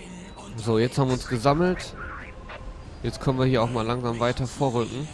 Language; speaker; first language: German; native; German